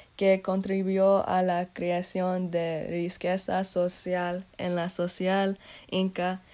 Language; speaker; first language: Spanish; non-native, learner; English